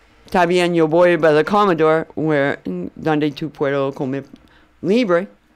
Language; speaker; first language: Spanish; non-native, learner; English